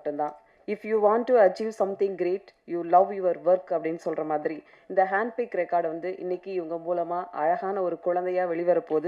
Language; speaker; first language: Tamil; native; Tamil